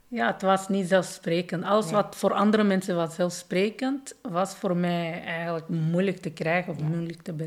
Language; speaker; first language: Dutch; non-native, fluent; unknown